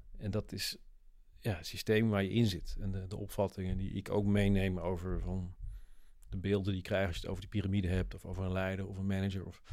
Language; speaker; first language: Dutch; native; Dutch